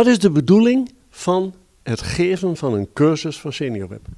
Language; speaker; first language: Dutch; native; Dutch